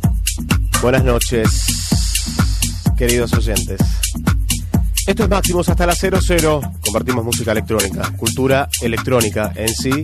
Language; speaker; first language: Spanish; native; Spanish